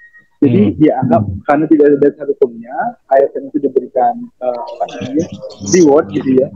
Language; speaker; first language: Indonesian; native; Indonesian